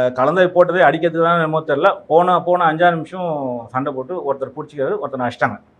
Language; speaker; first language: Tamil; non-native, local second language; Telugu